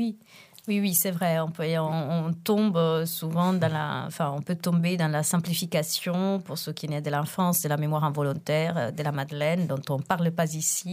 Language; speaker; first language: French; non-native, fluent; Italian